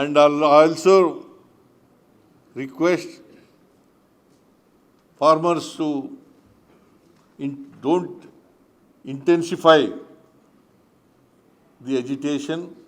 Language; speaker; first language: English; non-native, local second language; Kannada